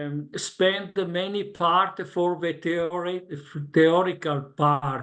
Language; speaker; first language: English; non-native, learner; Italian